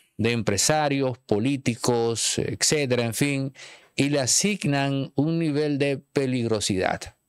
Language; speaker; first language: Spanish; native; Spanish